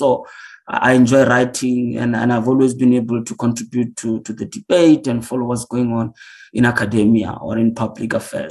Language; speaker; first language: English; non-native, local second language; Northern Sotho